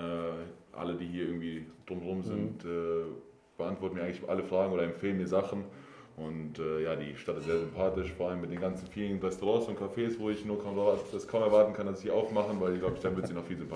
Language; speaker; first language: German; native; German